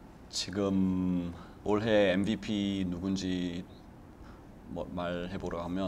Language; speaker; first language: Korean; non-native, fluent; English